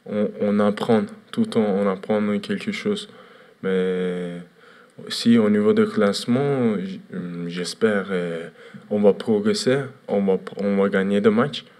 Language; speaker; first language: French; non-native, learner; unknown